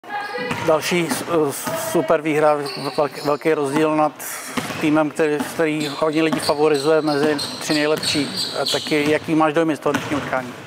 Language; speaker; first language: Czech; native; Czech